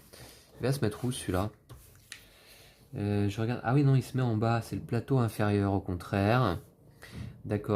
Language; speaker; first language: French; native; French